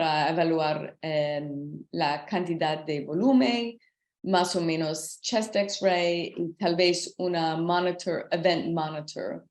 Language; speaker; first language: Spanish; non-native, learner; English